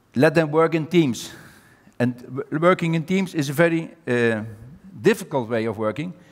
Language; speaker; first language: English; non-native, fluent; Dutch